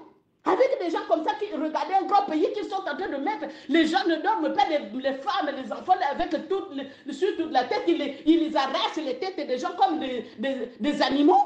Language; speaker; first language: French; non-native, local second language; Lingala